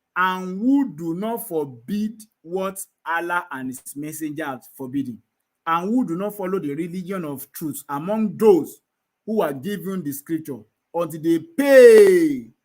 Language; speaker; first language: English; non-native, local second language; Yoruba